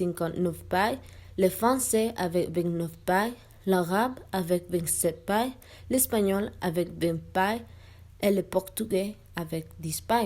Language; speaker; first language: French; non-native, learner; Spanish